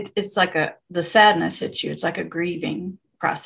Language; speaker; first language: English; native; English